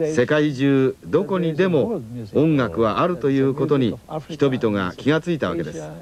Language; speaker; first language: Japanese; non-native, fluent; Filipino